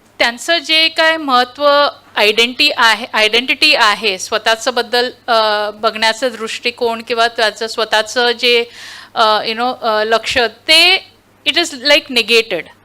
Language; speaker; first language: Marathi; non-native, local second language; Tulu